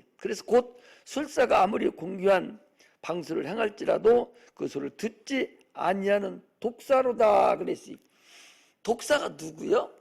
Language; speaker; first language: Korean; native; Korean